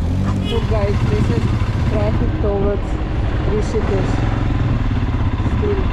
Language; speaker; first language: English; non-native, learner; Russian